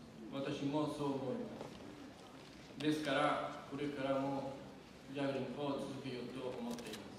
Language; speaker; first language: Japanese; non-native, learner; Spanish